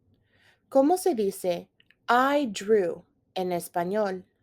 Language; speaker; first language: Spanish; non-native, fluent; English